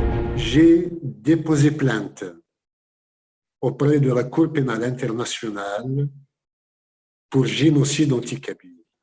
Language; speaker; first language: French; non-native, local second language; Kabyle